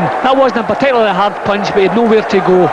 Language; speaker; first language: English; native; English